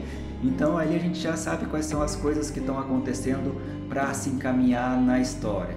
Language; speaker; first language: Portuguese; native; Portuguese